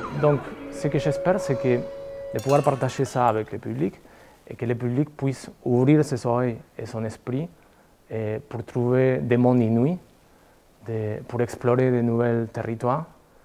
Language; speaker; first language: French; non-native, fluent; Spanish